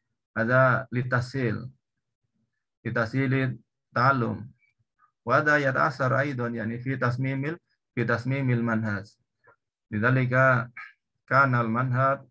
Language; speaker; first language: Arabic; non-native, learner; Indonesian